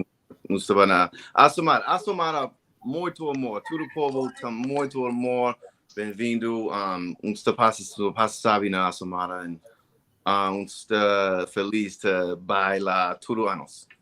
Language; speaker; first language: Portuguese; non-native, learner; English